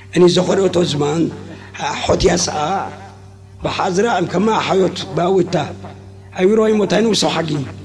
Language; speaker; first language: Hebrew; non-native, fluent; Arabic